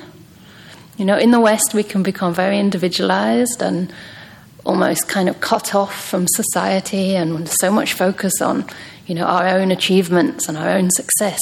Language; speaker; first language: English; native; English